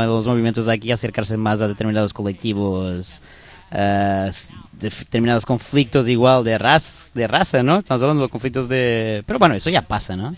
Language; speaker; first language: Spanish; native; Spanish